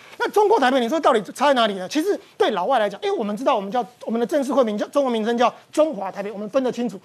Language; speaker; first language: Chinese; native; Chinese